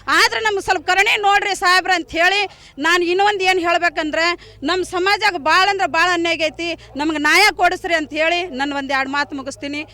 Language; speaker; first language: Kannada; non-native, local second language; Lambadi